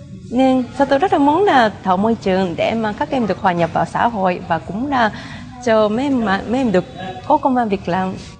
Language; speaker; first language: Vietnamese; non-native, fluent; Japanese